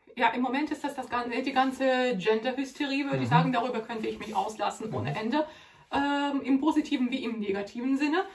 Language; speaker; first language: German; non-native, fluent; Russian